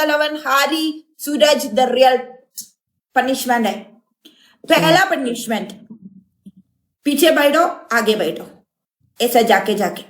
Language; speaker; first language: Hindi; non-native, learner; Malayalam